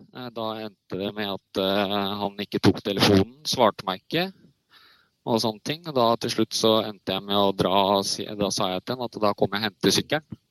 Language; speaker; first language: Norwegian; native; Norwegian